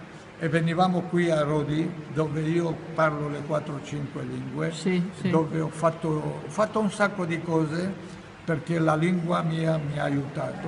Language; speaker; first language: Italian; non-native, fluent; Ladino